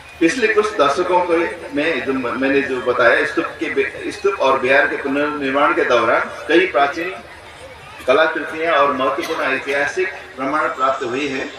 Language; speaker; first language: Hindi; non-native, fluent; Newari